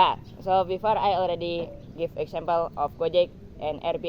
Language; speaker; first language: English; non-native, learner; Indonesian